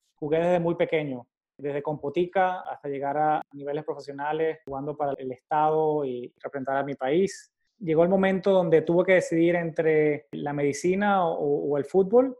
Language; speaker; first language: Spanish; native; Spanish